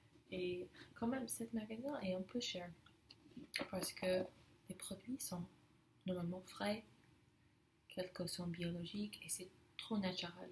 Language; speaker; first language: French; non-native, learner; English